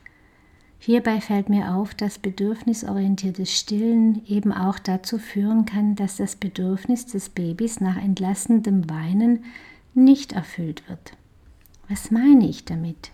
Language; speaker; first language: German; native; German